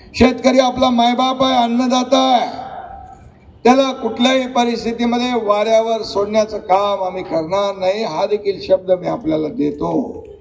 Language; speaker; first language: Marathi; native; Marathi